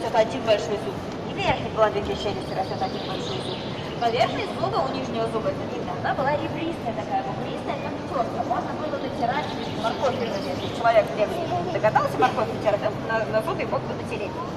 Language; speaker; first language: Russian; native; Russian